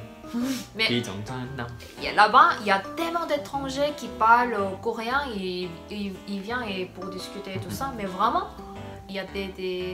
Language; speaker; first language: French; non-native, fluent; Korean